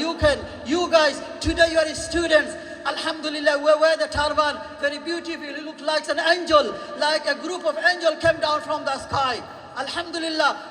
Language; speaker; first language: English; non-native, local second language; Bangla